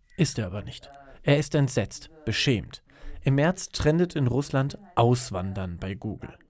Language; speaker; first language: German; native; German